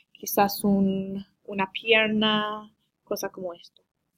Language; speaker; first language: Spanish; non-native, learner; English